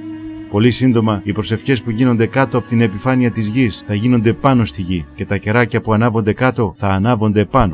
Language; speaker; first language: Greek; native; Greek